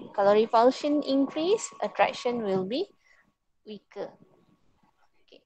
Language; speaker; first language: English; non-native, local second language; Malay